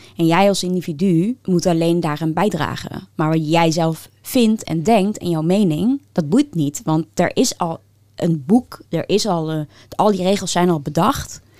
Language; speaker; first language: Dutch; early bilingual, other home language; Turkish